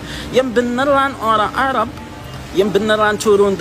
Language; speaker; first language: Indonesian; non-native, fluent; Arabic